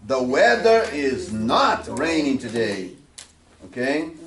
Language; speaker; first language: English; non-native, fluent; Portuguese